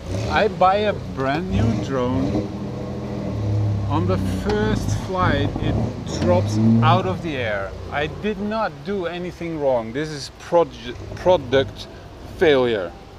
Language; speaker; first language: English; non-native, fluent; Dutch